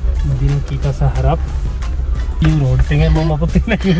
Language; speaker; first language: Filipino; non-native, learner; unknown